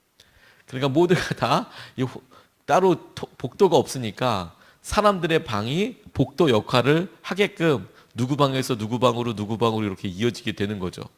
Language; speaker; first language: Korean; native; Korean